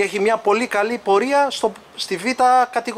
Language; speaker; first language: Greek; native; Greek